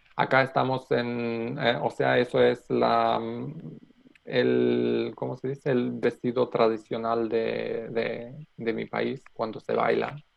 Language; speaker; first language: Spanish; non-native, learner; Macedonian